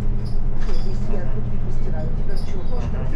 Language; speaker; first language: Russian; native; Russian